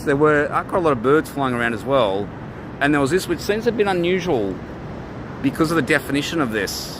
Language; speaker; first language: English; native; English